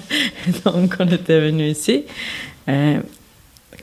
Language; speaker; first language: French; non-native, fluent; Serbian